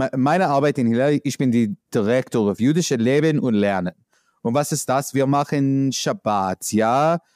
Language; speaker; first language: German; non-native, learner; English